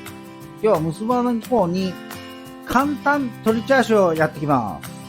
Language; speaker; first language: Japanese; native; Japanese